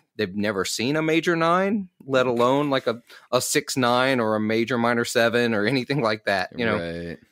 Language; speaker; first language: English; native; English